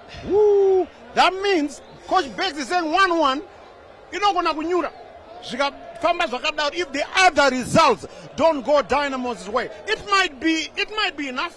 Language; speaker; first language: English; non-native, local second language; Shona